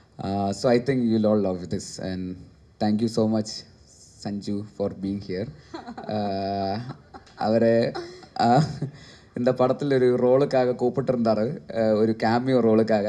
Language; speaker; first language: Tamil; non-native, learner; Malayalam